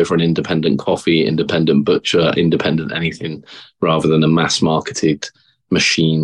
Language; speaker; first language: English; native; English